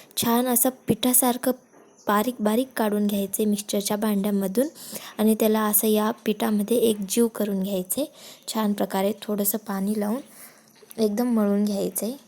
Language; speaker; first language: Marathi; non-native, local second language; Lambadi